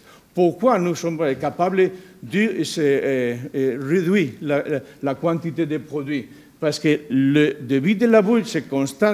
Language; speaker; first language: French; non-native, learner; Spanish